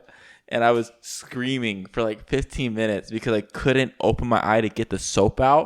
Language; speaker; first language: English; native; English